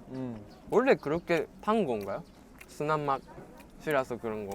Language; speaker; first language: Korean; non-native, learner; Japanese